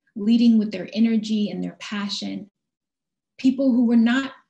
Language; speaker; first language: English; native; English